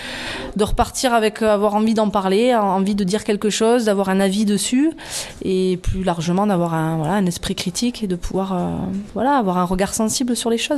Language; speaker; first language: French; native; French